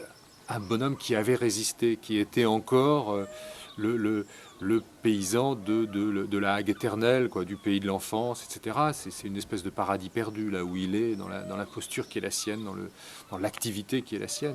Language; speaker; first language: French; native; French